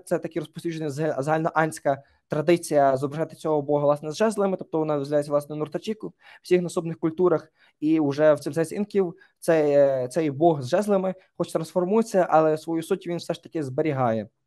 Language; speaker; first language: Ukrainian; native; Ukrainian